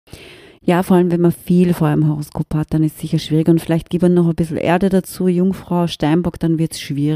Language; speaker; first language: German; native; German